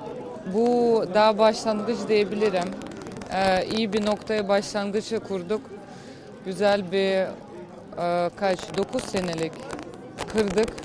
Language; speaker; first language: Turkish; non-native, fluent; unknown